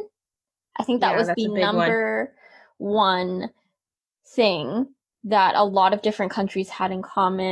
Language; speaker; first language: English; native; English